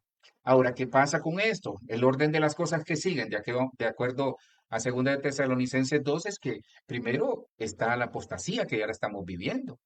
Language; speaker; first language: Spanish; native; Spanish